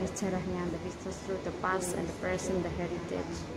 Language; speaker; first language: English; non-native, learner; Indonesian